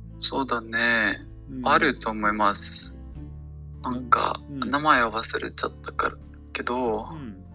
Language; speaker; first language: Japanese; non-native, learner; Ukrainian